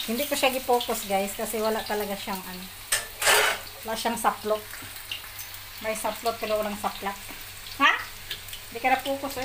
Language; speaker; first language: Filipino; non-native, local second language; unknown